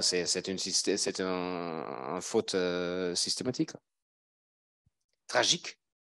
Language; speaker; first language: French; non-native, fluent; German